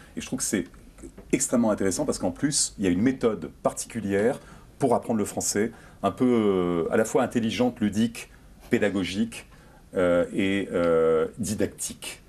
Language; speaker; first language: French; native; French